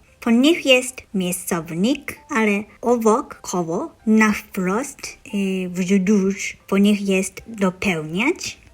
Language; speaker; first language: Polish; non-native, learner; Japanese